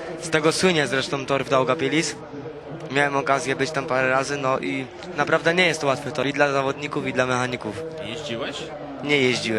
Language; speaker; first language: Polish; native; Polish